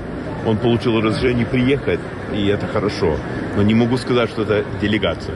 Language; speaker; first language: Russian; non-native, fluent; English